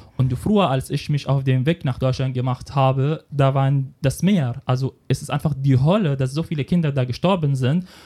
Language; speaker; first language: German; non-native, fluent; Arabic